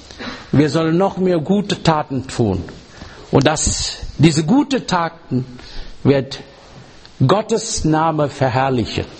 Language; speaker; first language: German; non-native, learner; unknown